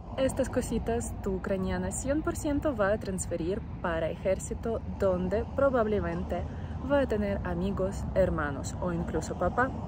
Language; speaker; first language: Spanish; non-native, fluent; Ukrainian